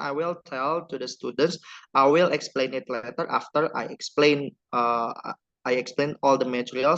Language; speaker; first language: English; non-native, learner; Indonesian